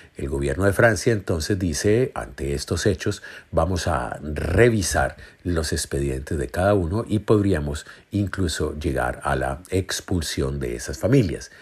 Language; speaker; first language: Spanish; native; Spanish